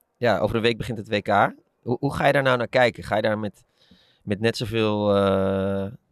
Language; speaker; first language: Dutch; native; Dutch